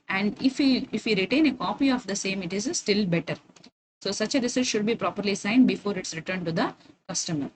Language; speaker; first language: English; non-native, local second language; Kannada